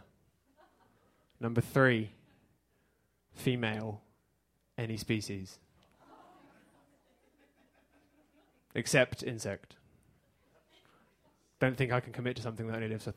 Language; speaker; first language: English; native; English